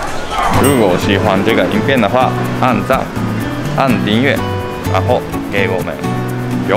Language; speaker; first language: Chinese; non-native, fluent; Japanese